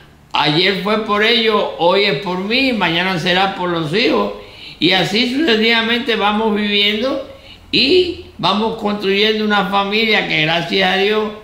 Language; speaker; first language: Spanish; native; Spanish